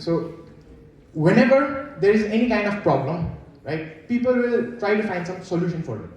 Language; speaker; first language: English; non-native, local second language; Nepali